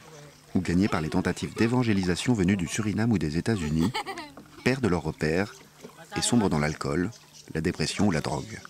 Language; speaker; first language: French; native; French